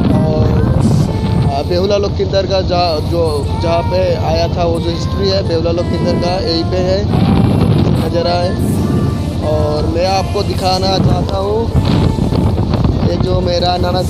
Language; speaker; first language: Hindi; non-native, local second language; Bangla